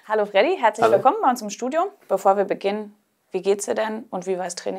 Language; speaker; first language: German; native; German